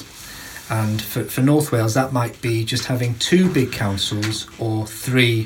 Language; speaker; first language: English; native; English